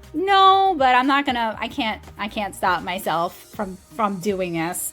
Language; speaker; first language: English; native; English